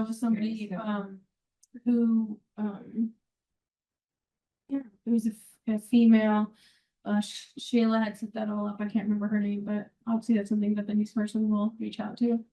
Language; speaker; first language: English; native; English